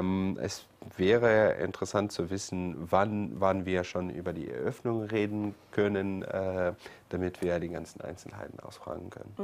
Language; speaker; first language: German; non-native, fluent; Ukrainian